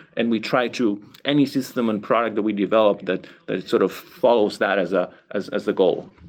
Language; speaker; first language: English; non-native, fluent; Catalan